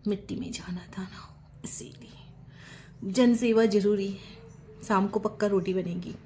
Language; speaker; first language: Hindi; non-native, local second language; Bangla